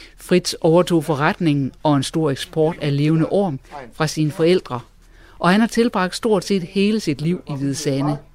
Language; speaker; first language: Danish; native; Danish